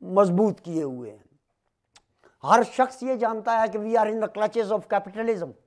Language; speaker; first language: Urdu; native; Urdu